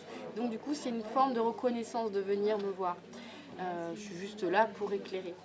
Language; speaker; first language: French; native; French